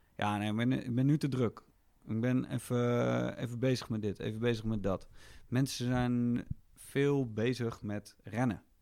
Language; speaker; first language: Dutch; native; Dutch